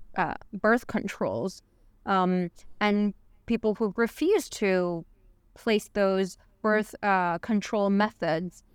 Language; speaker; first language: English; non-native, fluent; Chinese